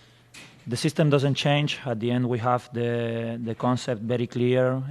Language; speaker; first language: English; non-native, fluent; Spanish